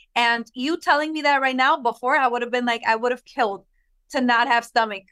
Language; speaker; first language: English; non-native, local second language; Spanish